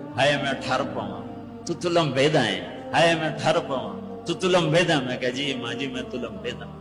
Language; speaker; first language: Urdu; non-native, local second language; Punjabi